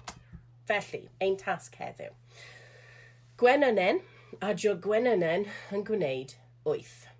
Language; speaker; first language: Welsh; non-native, local second language; English